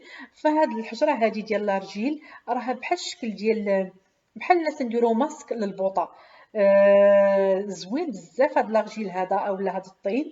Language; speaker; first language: Arabic; native; Arabic